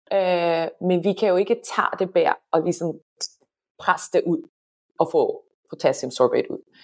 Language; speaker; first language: Danish; non-native, fluent; Finnish